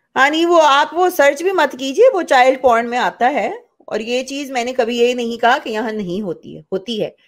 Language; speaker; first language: Urdu; native; Urdu